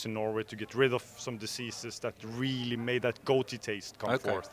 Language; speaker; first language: English; non-native, fluent; Norwegian